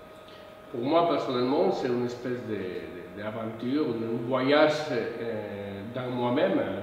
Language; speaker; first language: French; non-native, fluent; Spanish